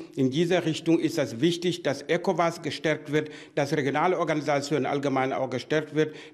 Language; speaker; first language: German; non-native, fluent; Wolof